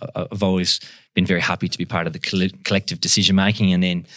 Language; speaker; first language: English; non-native, local second language; Irish